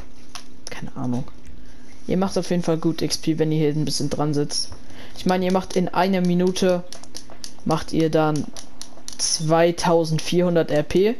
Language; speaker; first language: German; native; German